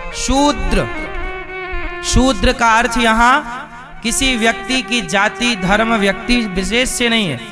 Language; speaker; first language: Hindi; native; Hindi